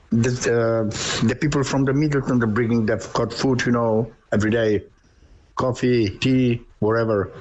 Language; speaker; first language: English; non-native, learner; Polish